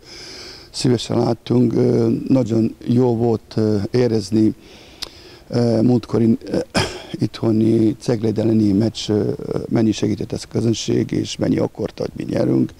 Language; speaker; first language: Hungarian; non-native, fluent; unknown